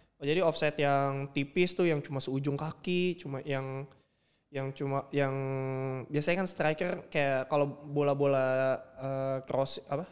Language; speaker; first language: Indonesian; native; Indonesian